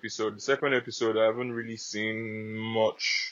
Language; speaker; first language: English; non-native, local second language; Yoruba